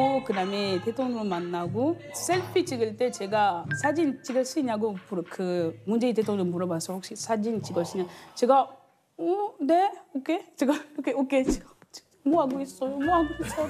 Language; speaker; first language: Korean; non-native, learner; French